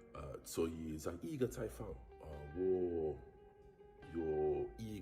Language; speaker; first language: Chinese; non-native, learner; English